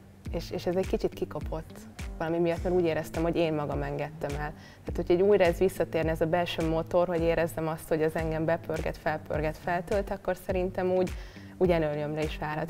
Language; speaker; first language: Hungarian; native; Hungarian